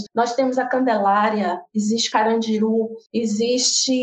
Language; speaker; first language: Portuguese; native; Portuguese